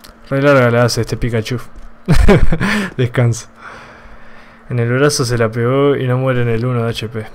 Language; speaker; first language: Spanish; native; Spanish